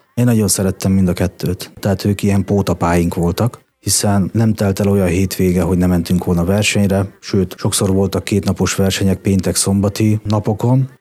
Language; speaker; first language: Hungarian; native; Hungarian